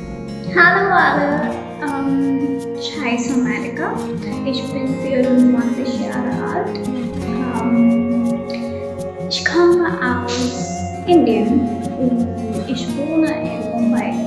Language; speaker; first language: German; non-native, fluent; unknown